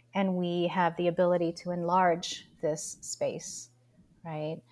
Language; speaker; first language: English; early bilingual, other home language; Filipino